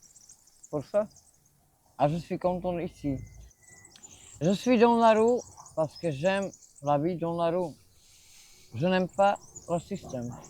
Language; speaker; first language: French; non-native, learner; Slovak